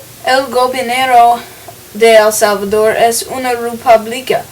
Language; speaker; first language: Spanish; non-native, learner; English